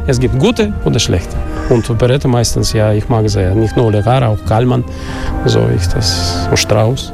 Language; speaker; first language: German; non-native, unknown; Russian